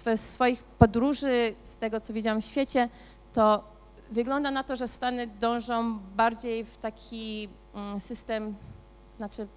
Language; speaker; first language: Polish; early bilingual, other home language; English